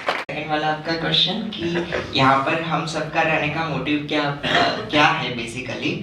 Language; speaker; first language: Hindi; native; Hindi